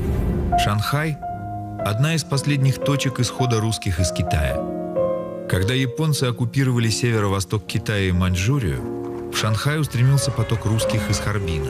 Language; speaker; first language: Russian; native; Russian